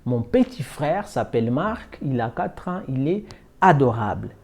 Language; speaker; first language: French; non-native, fluent; Portuguese